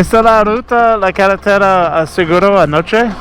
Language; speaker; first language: Spanish; non-native, learner; English